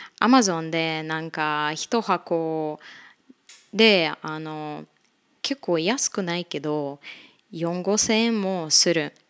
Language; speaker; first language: Japanese; non-native, fluent; Russian